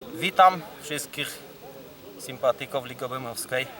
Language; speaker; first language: Polish; non-native, learner; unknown